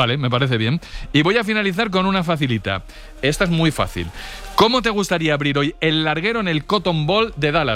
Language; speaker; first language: Spanish; native; Spanish